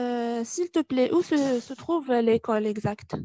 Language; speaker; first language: French; non-native, fluent; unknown